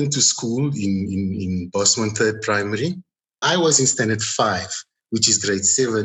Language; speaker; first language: English; non-native, local second language; Afrikaans